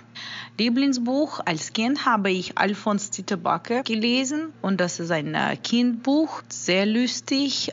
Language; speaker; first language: German; non-native, fluent; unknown